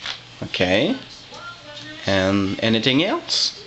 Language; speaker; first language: English; non-native, local second language; French